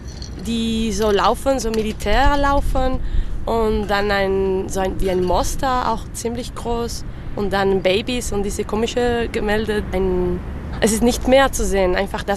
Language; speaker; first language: German; non-native, learner; French